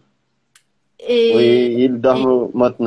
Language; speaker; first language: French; non-native, learner; Portuguese